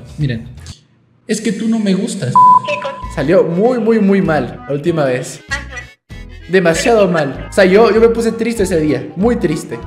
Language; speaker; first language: Spanish; native; Spanish